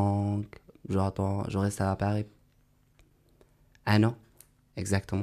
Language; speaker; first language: French; non-native, learner; Arabic